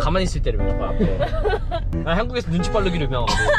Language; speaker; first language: Korean; native; Korean